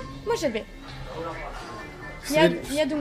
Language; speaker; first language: Russian; non-native, learner; French